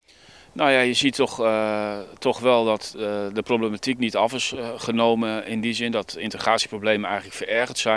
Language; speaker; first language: Dutch; native; Dutch